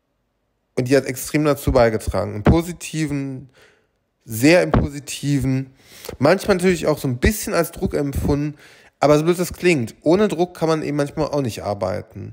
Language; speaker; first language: German; native; German